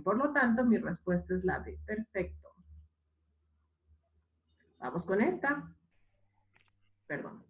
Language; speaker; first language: Spanish; native; Spanish